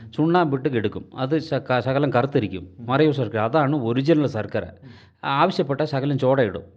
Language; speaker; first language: Malayalam; non-native, local second language; Tamil